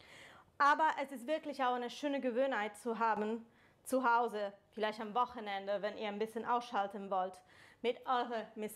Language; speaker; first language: German; non-native, fluent; Italian